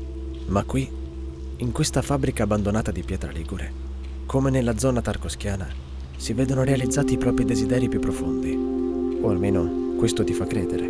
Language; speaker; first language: Italian; native; Italian